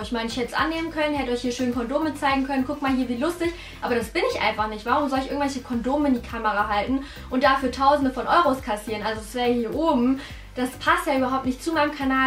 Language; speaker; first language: German; native; German